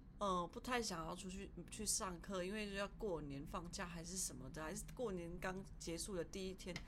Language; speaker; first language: Chinese; early bilingual, heritage; Chinese